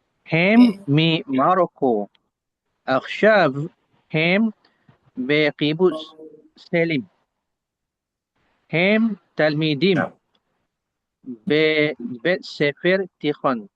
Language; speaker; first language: Hebrew; non-native, learner; Indonesian